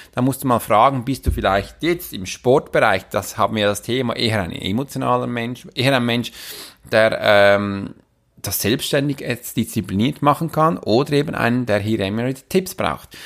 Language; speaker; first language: German; native; German